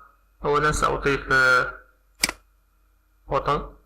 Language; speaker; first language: Arabic; native; Arabic